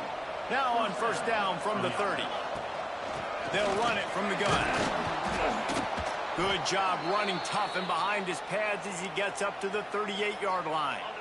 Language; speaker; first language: English; native; English